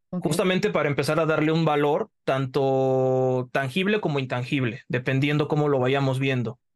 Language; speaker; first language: Spanish; native; Spanish